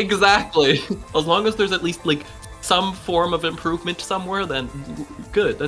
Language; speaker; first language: English; native; English